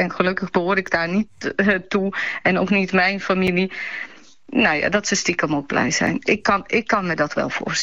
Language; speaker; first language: Dutch; early bilingual, other home language; Bosnian